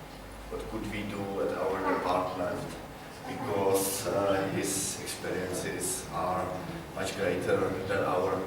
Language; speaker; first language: English; non-native, learner; Czech